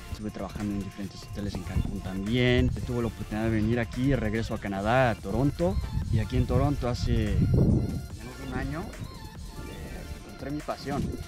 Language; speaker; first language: Spanish; early bilingual, heritage; Spanish